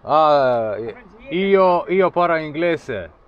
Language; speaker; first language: Italian; non-native, learner; Lithuanian